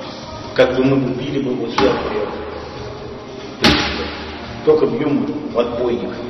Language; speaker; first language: Russian; native; Russian